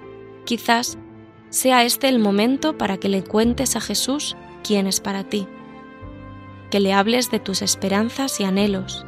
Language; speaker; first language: Spanish; native; Spanish